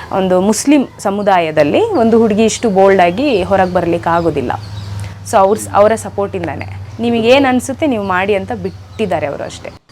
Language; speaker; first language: Kannada; non-native, local second language; Urdu